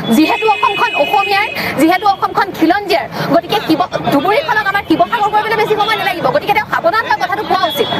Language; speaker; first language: Assamese; native; Assamese